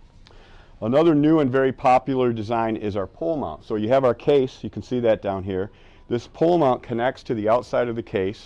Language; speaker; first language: English; native; English